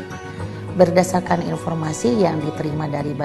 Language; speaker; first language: Indonesian; native; Indonesian